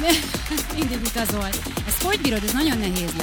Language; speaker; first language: Hungarian; native; Hungarian